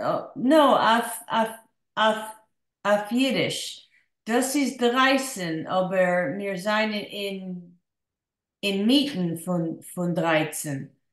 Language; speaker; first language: German; non-native, learner; English